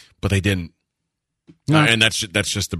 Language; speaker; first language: English; native; English